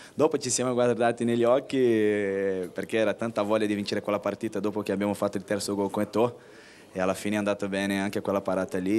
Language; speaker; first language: Italian; non-native, fluent; Portuguese